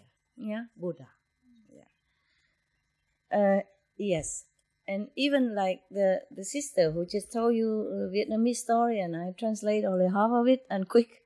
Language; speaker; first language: English; non-native, fluent; Vietnamese